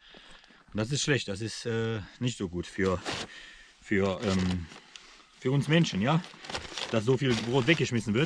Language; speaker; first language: German; early bilingual, heritage; Bosnian